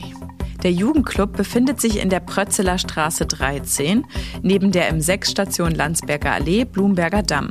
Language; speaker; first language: German; native; German